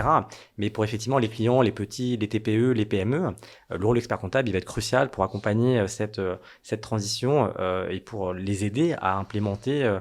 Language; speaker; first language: French; native; French